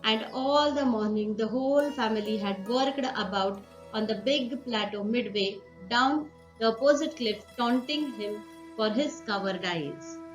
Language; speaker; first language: English; non-native, local second language; Marathi